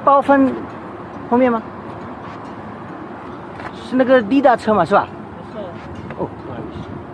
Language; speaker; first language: Chinese; non-native, fluent; Hindi